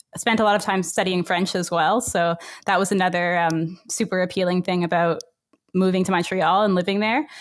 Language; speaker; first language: English; native; English